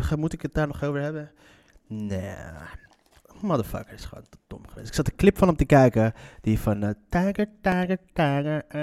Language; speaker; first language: Dutch; early bilingual, other home language; Arabic